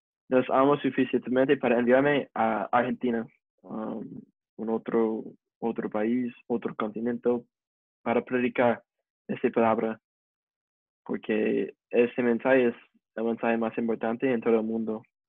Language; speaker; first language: Spanish; non-native, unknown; English